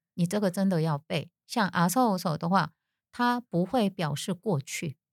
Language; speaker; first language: Chinese; non-native, fluent; Korean